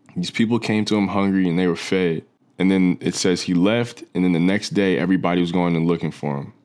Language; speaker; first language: English; native; English